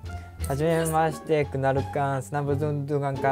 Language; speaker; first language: Indonesian; non-native, learner; Japanese